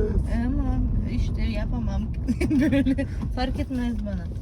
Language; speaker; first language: Turkish; non-native, learner; Russian